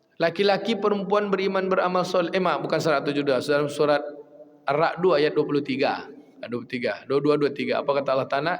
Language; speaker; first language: Malay; non-native, local second language; Minangkabau